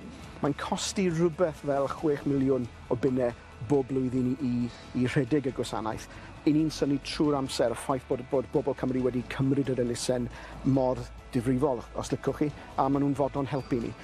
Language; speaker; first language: Welsh; native; Welsh